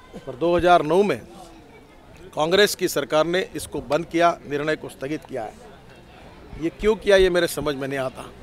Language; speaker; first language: Hindi; non-native, local second language; Marathi